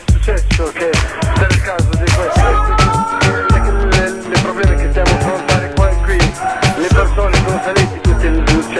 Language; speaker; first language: Italian; non-native, learner; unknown